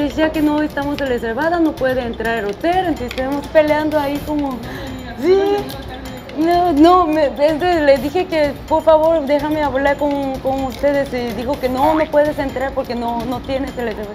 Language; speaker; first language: Spanish; non-native, fluent; Korean